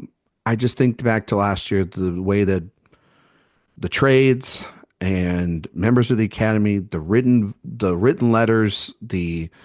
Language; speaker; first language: English; native; English